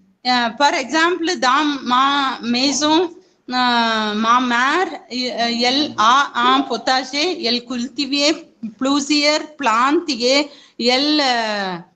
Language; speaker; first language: French; non-native, learner; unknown